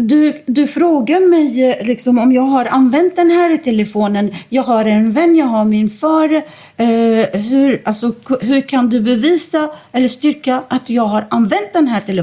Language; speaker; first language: Swedish; non-native, fluent; Arabic